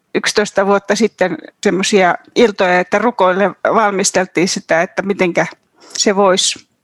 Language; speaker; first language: Finnish; native; Finnish